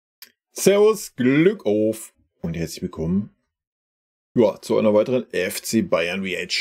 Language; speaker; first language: German; native; German